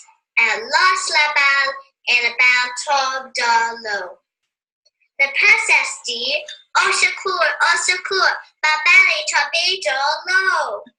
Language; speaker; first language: French; non-native, learner; English